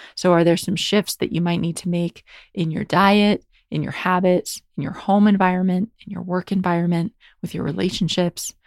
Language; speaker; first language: English; native; English